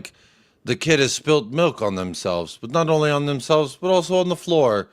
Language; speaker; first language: English; native; English